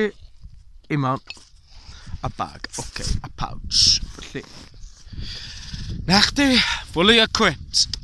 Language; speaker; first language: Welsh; non-native, learner; English